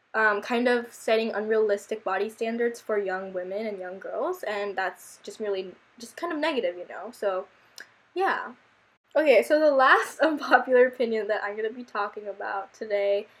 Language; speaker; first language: English; early bilingual, other home language; Korean